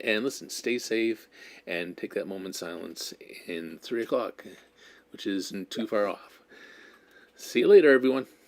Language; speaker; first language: English; native; English